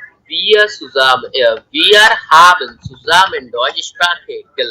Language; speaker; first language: German; non-native, learner; Bangla